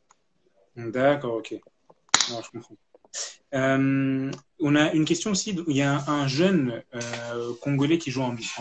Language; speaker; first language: French; native; French